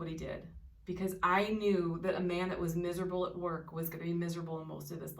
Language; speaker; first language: English; native; English